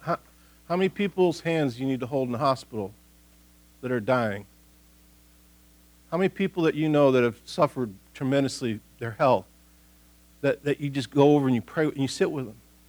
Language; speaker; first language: English; native; English